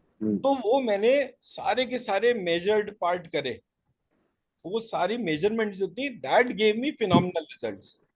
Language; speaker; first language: Hindi; native; Hindi